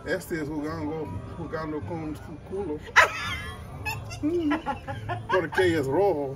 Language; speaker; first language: Spanish; non-native, learner; English